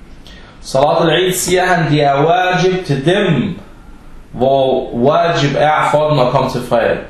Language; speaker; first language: Danish; non-native, fluent; Arabic